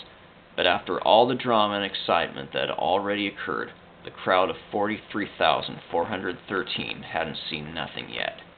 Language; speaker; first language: English; native; English